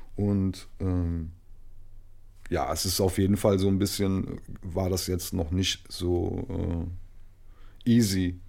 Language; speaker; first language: German; native; German